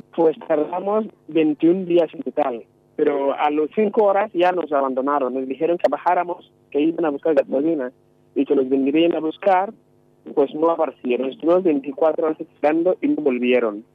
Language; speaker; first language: Spanish; non-native, fluent; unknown